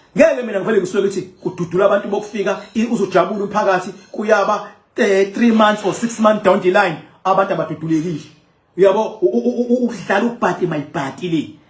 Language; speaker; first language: Zulu; native; Zulu